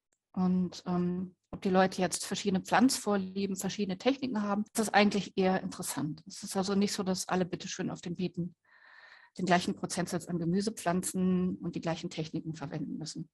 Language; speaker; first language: German; native; German